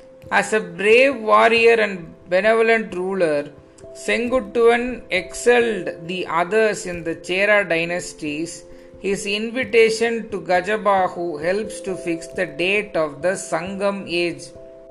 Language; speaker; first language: English; non-native, local second language; Tamil